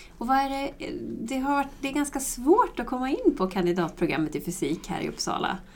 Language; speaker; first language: Swedish; native; Swedish